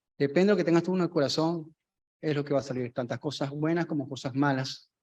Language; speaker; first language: Spanish; native; Spanish